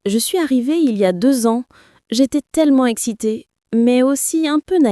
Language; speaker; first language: French; non-native, fluent; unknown